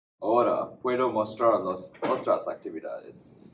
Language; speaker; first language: Spanish; non-native, learner; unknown